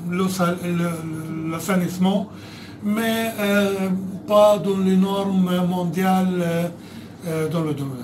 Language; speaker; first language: French; non-native, fluent; Arabic